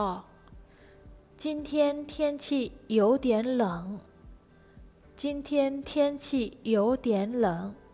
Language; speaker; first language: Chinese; non-native, fluent; Indonesian